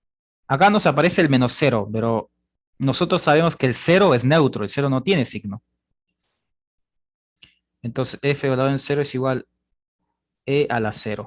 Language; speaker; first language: Spanish; native; Spanish